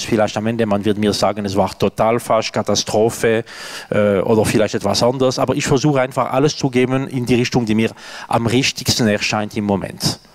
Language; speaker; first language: German; non-native, local second language; French